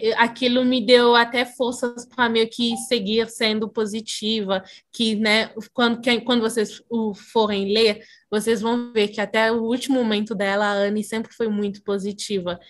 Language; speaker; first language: Portuguese; early bilingual, other home language; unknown